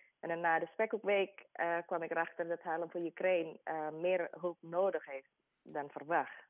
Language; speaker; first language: Dutch; non-native, learner; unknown